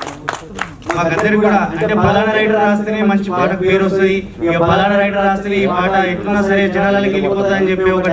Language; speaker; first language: Telugu; native; Telugu